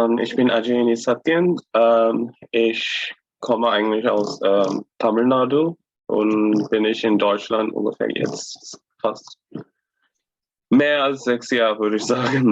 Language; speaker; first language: German; non-native, fluent; Tamil